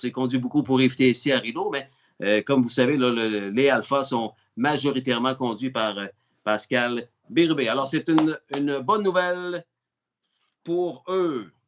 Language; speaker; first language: French; native; French